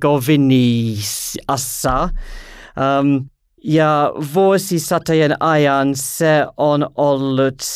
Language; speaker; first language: Finnish; non-native, learner; English